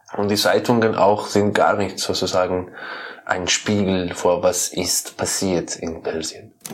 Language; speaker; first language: German; non-native, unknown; Persian